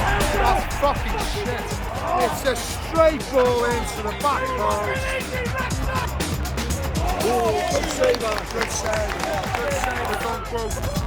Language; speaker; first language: English; native; English